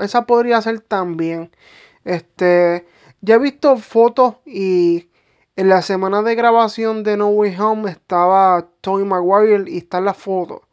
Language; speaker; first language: Spanish; native; Spanish